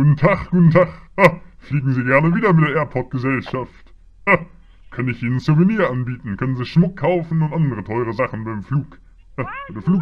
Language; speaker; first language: German; native; German